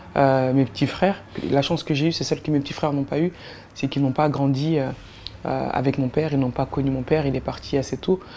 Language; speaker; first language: French; native; French